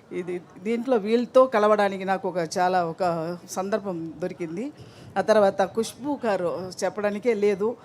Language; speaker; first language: Telugu; non-native, learner; Tamil